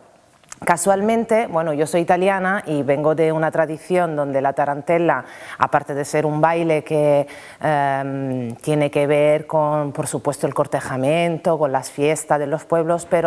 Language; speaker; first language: Spanish; non-native, fluent; Italian